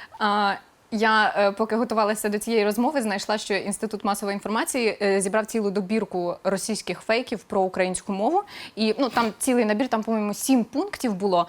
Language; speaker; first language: Ukrainian; native; Ukrainian